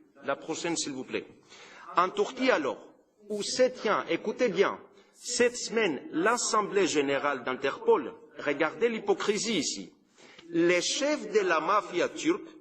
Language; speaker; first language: French; non-native, fluent; Greek